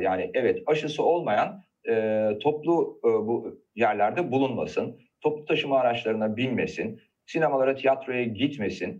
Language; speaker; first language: Turkish; native; Turkish